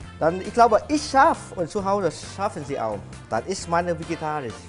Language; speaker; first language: German; non-native, learner; Vietnamese